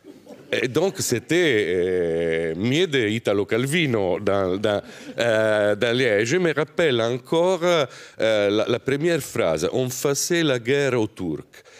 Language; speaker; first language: French; non-native, fluent; Italian